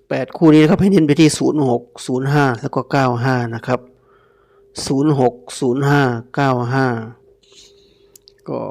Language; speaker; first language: Thai; native; Thai